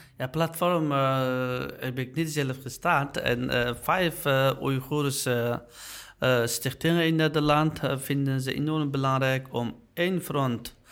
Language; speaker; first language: Dutch; non-native, learner; Uyghur